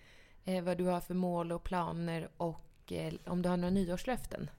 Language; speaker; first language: Swedish; native; Swedish